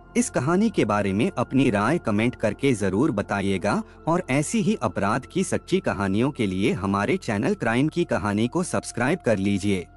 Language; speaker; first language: Hindi; native; Hindi